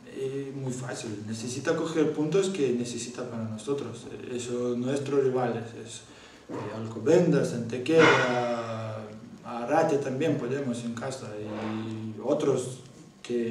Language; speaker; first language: Spanish; non-native, learner; Lithuanian